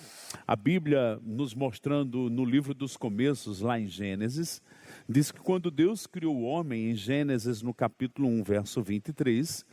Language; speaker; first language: Portuguese; native; Portuguese